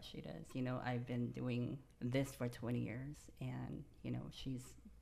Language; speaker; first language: English; native; English